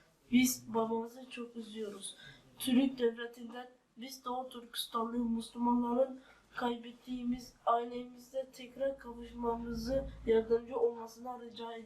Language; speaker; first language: Turkish; non-native, learner; Uyghur